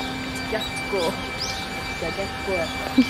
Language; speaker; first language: Japanese; native; Japanese